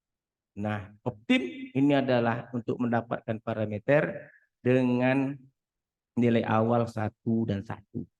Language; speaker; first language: Indonesian; native; Indonesian